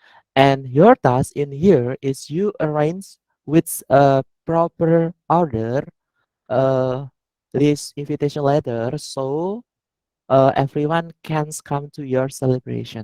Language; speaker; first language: English; non-native, learner; Indonesian